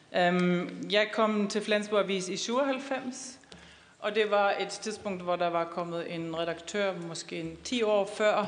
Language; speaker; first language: Danish; non-native, fluent; German